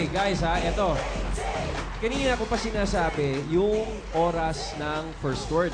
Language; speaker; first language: Filipino; native; Filipino